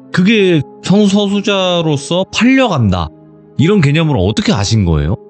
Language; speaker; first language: Korean; native; Korean